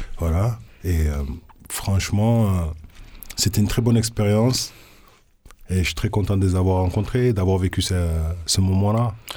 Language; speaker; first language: French; native; French